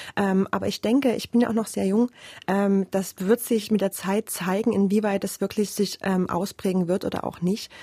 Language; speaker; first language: German; native; German